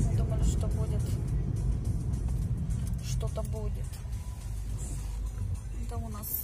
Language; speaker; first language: Russian; native; Russian